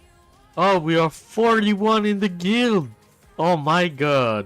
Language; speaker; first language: English; non-native, learner; French